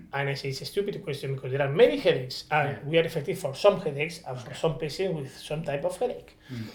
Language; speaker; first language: English; non-native, learner; Spanish